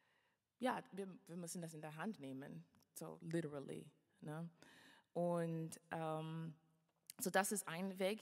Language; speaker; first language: German; non-native, fluent; English